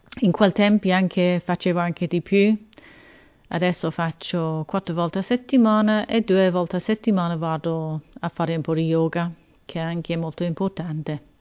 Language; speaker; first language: Italian; non-native, fluent; English